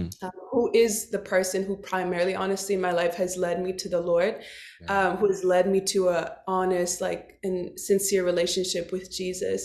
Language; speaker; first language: English; native; English